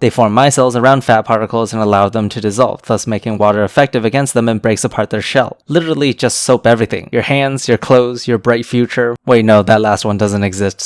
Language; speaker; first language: English; native; English